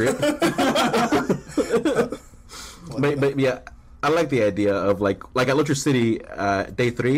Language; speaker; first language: English; early bilingual, other home language; Spanish